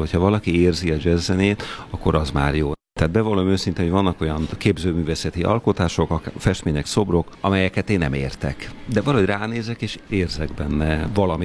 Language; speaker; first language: Hungarian; native; Hungarian